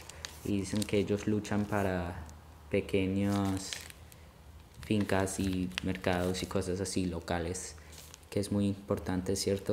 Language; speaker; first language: Spanish; early bilingual, heritage; Spanish